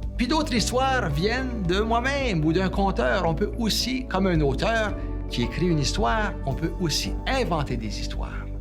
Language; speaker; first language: French; native; French